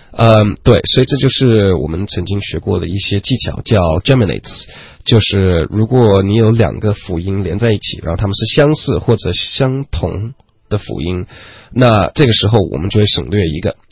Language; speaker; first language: Chinese; native; Chinese